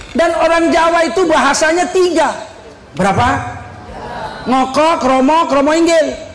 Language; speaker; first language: Indonesian; native; Indonesian